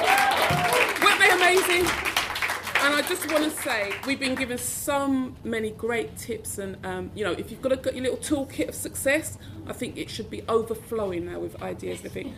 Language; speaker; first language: English; native; English